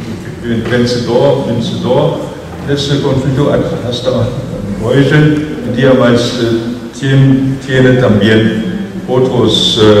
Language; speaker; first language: Spanish; non-native, fluent; German